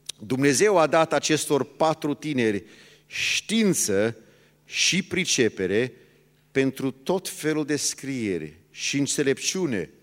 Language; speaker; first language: Romanian; early bilingual, heritage; Romanian